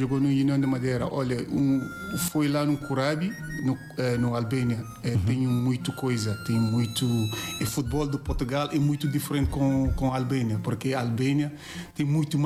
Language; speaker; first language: Portuguese; non-native, learner; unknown